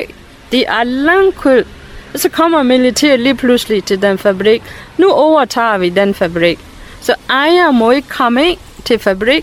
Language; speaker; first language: Danish; non-native, fluent; Burmese